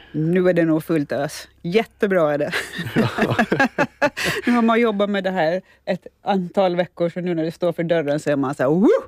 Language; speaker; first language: Swedish; native; Swedish